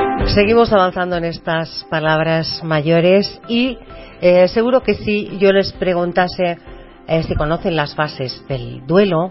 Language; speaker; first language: Spanish; native; Spanish